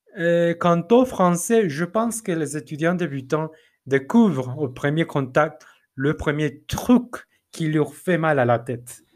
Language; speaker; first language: French; non-native, fluent; Spanish